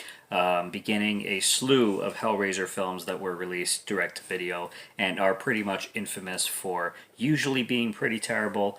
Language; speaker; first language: English; native; English